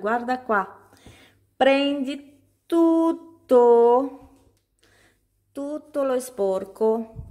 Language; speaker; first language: Italian; non-native, fluent; Portuguese